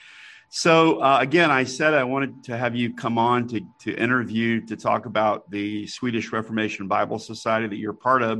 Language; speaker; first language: English; native; English